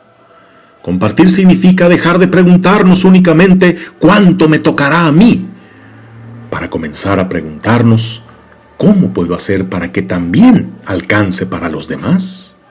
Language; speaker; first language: Spanish; native; Spanish